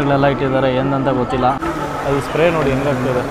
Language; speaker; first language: Kannada; native; Kannada